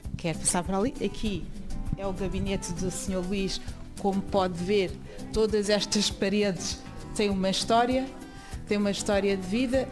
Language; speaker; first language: Portuguese; early bilingual, other home language; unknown